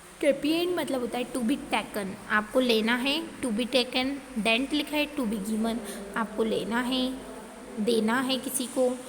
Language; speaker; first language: Hindi; native; Hindi